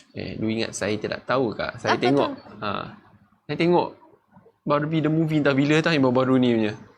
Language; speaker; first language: Malay; native; Malay